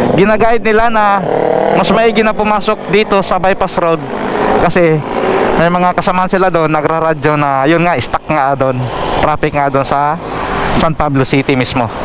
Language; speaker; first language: Filipino; native; Filipino